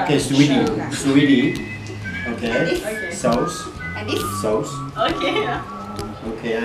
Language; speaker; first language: English; non-native, learner; Thai